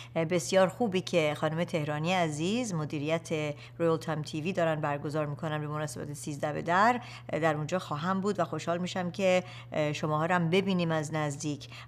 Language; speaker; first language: Persian; native; Persian